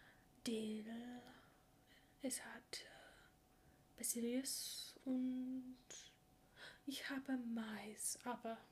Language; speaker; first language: German; non-native, learner; English